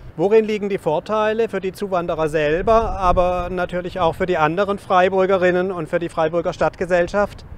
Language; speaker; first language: German; native; German